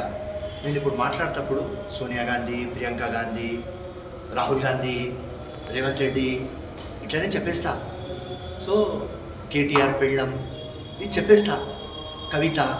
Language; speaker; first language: Telugu; non-native, local second language; Urdu